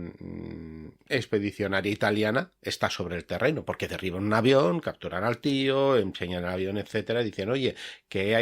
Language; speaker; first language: Spanish; native; Spanish